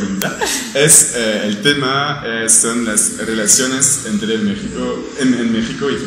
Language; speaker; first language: Spanish; non-native, fluent; French